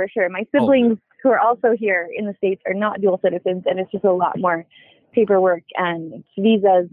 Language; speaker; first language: English; native; English